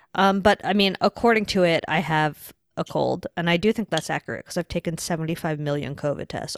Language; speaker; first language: English; native; English